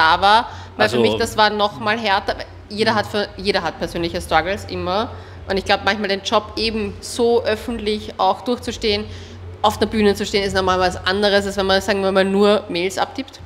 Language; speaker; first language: German; native; German